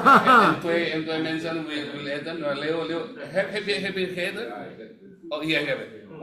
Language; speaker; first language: Dutch; non-native, learner; Indonesian